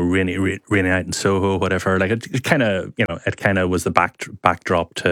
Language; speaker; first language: English; native; English